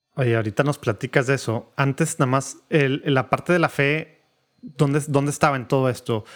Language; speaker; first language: Spanish; native; Spanish